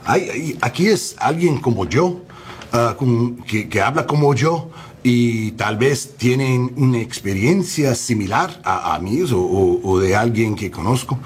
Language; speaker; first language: Spanish; non-native, learner; English